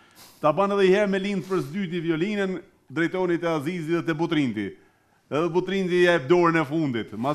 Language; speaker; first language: Albanian; native; Albanian